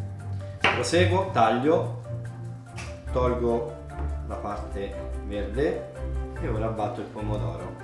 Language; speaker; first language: Italian; native; Italian